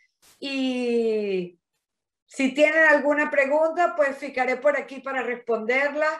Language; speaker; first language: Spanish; non-native, fluent; Portuguese